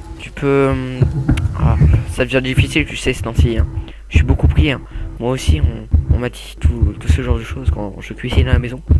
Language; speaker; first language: French; native; French